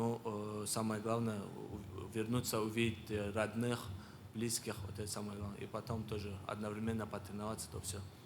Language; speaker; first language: Russian; non-native, local second language; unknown